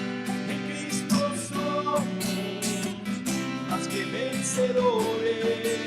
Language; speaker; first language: Spanish; native; Spanish